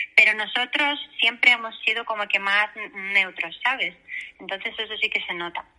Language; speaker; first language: Spanish; non-native, fluent; Russian